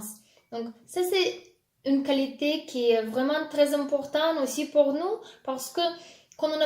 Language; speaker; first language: French; non-native, fluent; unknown